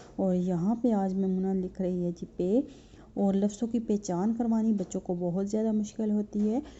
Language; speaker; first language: Urdu; native; Urdu